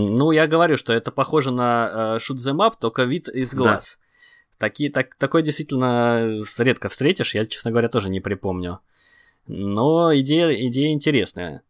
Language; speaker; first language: Russian; native; Russian